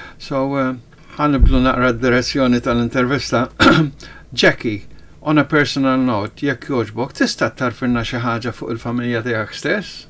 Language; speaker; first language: Maltese; early bilingual, heritage; Maltese